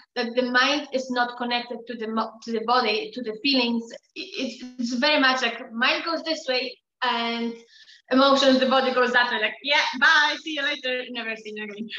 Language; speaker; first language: English; non-native, fluent; Polish